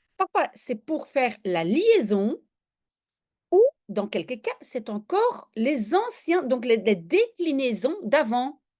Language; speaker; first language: French; native; French